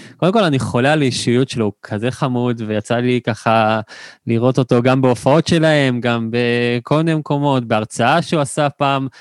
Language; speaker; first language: Hebrew; native; Hebrew